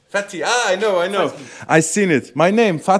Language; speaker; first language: English; non-native, learner; Turkish